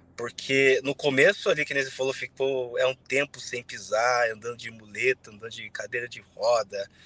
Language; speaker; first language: Portuguese; native; Portuguese